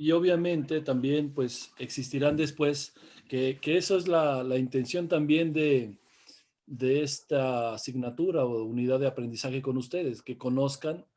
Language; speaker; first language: Spanish; native; Spanish